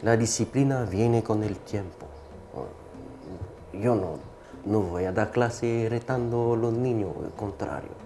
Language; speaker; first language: Spanish; non-native, fluent; French